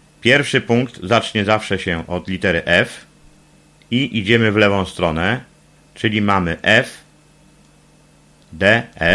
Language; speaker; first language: Polish; native; Polish